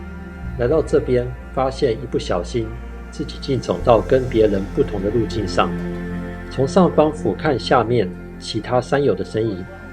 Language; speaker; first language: Chinese; native; Chinese